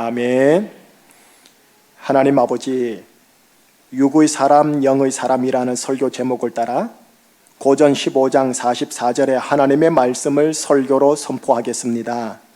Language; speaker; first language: Korean; native; Korean